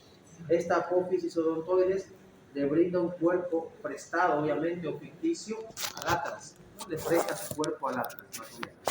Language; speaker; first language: Spanish; native; Spanish